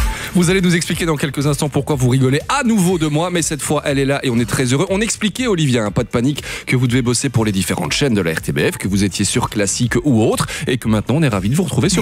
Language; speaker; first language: French; native; French